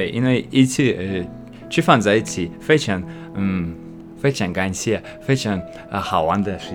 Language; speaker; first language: Chinese; non-native, learner; English